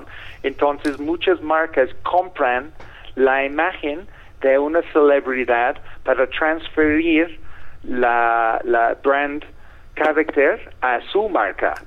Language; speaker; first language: Spanish; non-native, fluent; English